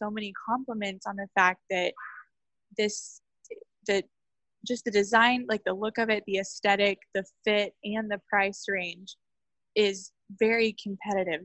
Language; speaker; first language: English; native; English